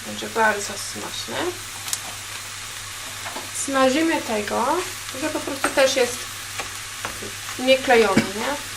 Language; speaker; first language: Polish; non-native, learner; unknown